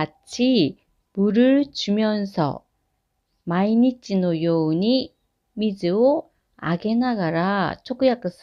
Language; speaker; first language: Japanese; non-native, fluent; Korean